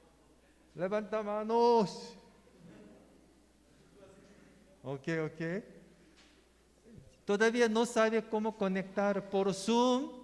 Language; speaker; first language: Spanish; non-native, learner; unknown